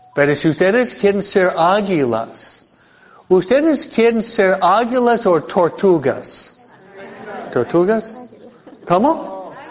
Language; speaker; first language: Spanish; non-native, fluent; English